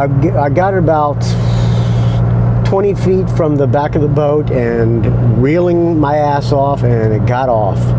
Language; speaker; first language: English; native; English